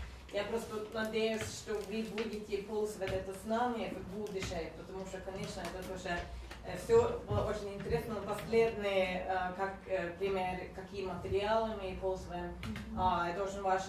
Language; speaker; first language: Russian; non-native, learner; Norwegian